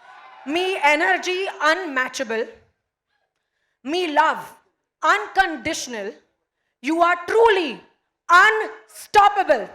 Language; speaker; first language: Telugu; non-native, learner; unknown